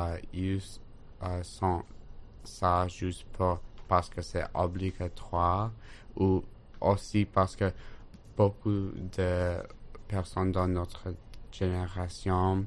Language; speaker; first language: French; non-native, learner; English